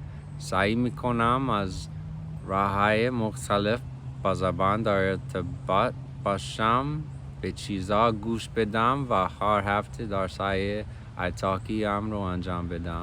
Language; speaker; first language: Persian; non-native, fluent; English